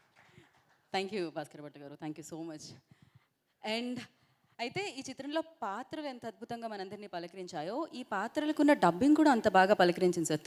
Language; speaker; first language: Telugu; native; Telugu